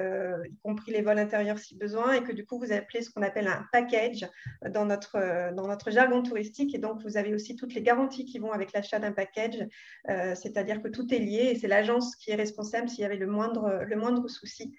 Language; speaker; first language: French; native; French